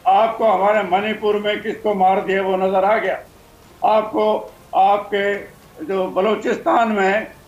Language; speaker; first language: Hindi; native; Hindi